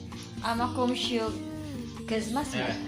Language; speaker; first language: Turkish; non-native, learner; Filipino